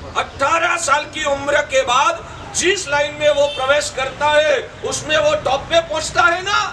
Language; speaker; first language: Hindi; non-native, local second language; Gujarati